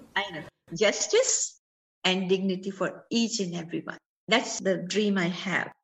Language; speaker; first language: English; non-native, local second language; Sindhi